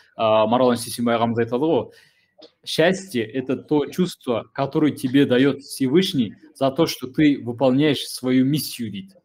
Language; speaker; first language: Russian; non-native, local second language; Kazakh